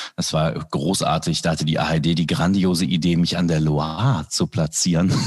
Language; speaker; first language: German; early bilingual, other home language; Indonesian